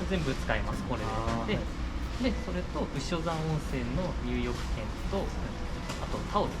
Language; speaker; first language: Japanese; native; Japanese